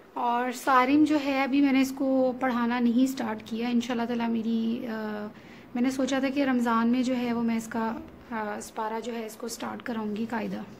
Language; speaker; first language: Urdu; native; Urdu